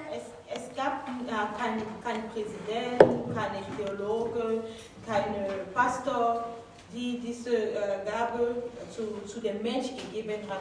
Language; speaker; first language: German; non-native, fluent; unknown